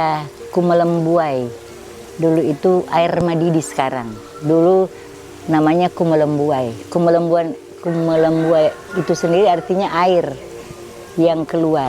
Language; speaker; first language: Indonesian; native; Indonesian